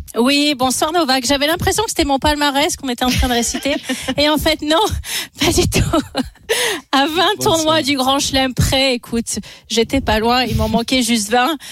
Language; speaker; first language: French; native; French